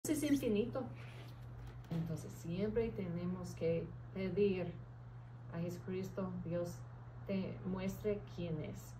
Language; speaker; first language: Spanish; early bilingual, heritage; English